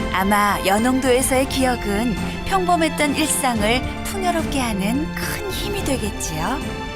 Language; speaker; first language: Korean; native; Korean